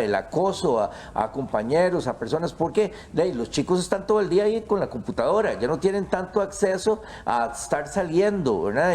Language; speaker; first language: Spanish; native; Spanish